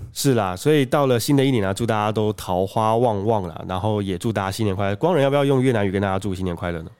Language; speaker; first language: Chinese; native; Chinese